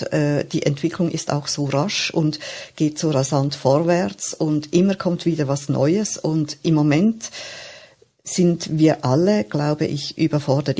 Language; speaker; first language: German; native; German